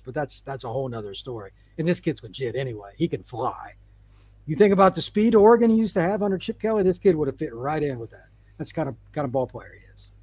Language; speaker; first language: English; native; English